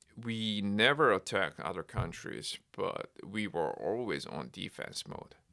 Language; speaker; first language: English; non-native, fluent; Korean